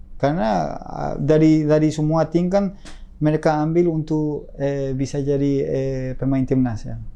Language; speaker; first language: Indonesian; non-native, fluent; Spanish